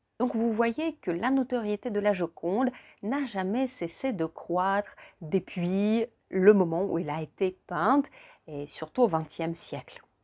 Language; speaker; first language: French; non-native, fluent; Russian